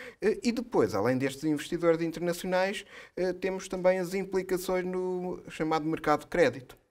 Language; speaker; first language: Portuguese; native; Portuguese